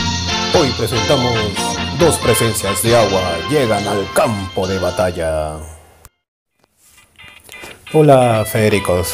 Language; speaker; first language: Spanish; native; Spanish